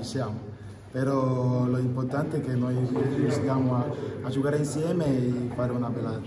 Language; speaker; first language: Italian; non-native, learner; Spanish